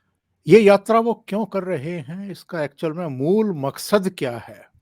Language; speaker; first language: Hindi; native; Hindi